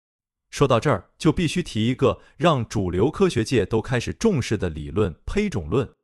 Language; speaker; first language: Chinese; native; Chinese